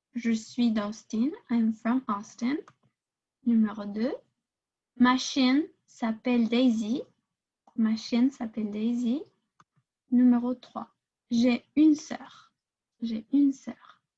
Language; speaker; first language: French; non-native, fluent; English